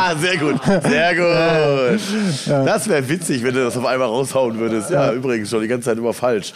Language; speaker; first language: German; native; German